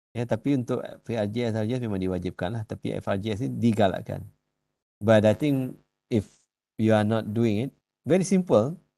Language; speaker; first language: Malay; native; Malay